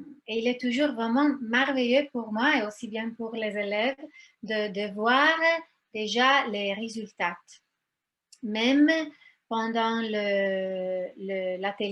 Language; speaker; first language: French; non-native, fluent; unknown